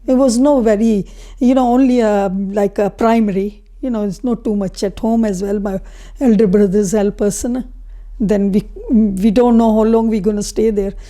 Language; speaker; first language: English; non-native, local second language; Punjabi